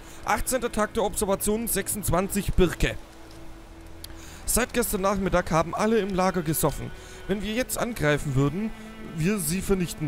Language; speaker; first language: German; native; German